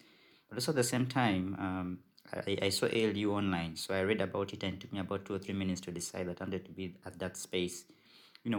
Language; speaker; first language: English; non-native, local second language; Ganda